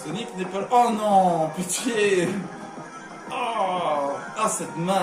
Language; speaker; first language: French; native; French